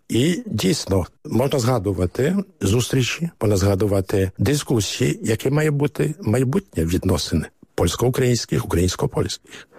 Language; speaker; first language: Ukrainian; early bilingual, heritage; Ukrainian